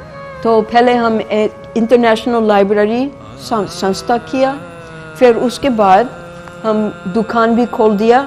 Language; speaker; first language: Hindi; non-native, fluent; English